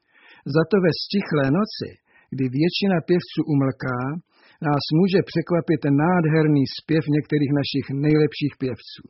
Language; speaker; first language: Czech; native; Czech